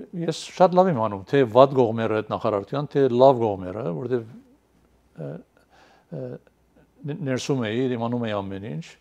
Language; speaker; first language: Armenian; early bilingual, heritage; Armenian